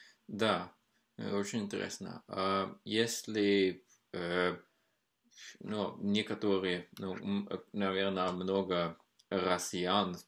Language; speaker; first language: Russian; non-native, fluent; Norwegian